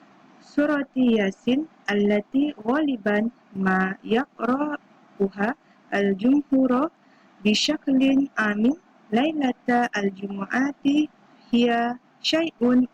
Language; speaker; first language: Arabic; non-native, learner; Malay